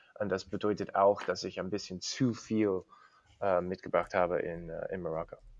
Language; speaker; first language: German; non-native, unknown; English